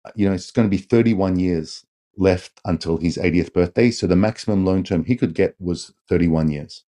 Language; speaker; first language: English; native; English